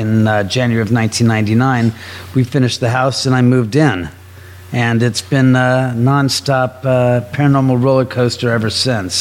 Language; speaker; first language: English; native; English